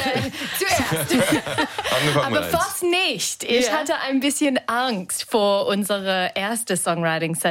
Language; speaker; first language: German; non-native, learner; English